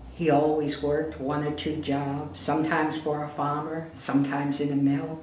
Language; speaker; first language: English; native; English